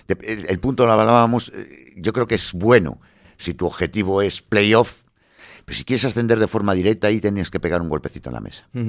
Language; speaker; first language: Spanish; native; Spanish